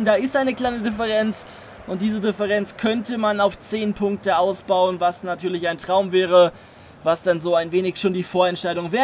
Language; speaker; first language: German; native; German